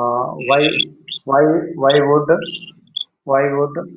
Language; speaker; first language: English; non-native, learner; Hindi